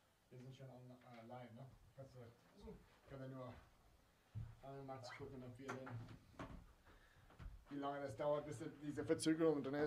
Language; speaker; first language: German; non-native, fluent; English